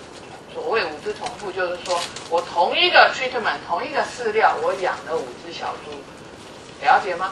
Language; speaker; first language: Chinese; native; Chinese